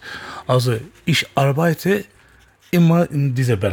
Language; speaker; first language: German; non-native, learner; Turkish